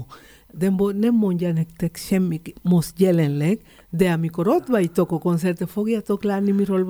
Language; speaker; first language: Hungarian; non-native, learner; Spanish